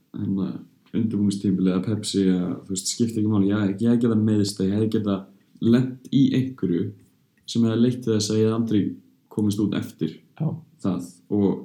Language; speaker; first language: Icelandic; early bilingual, heritage; Icelandic